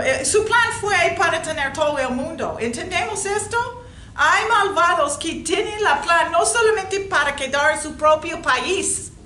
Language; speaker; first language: Spanish; non-native, learner; English